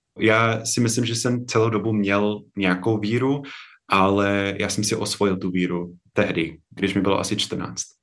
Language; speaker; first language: Czech; non-native, fluent; English